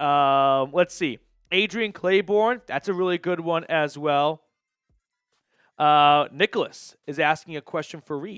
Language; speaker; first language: English; native; English